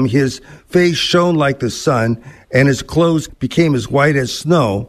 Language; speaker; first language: English; native; English